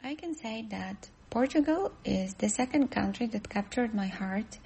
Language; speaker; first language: English; non-native, fluent; Ukrainian